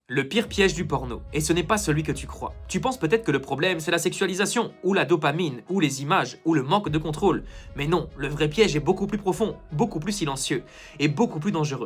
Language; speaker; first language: French; native; French